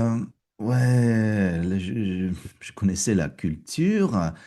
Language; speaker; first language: French; non-native, fluent; Russian